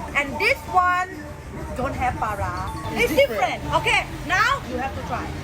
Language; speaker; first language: English; non-native, learner; Thai